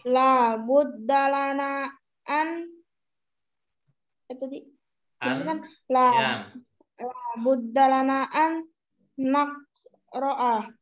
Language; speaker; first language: Arabic; non-native, learner; Indonesian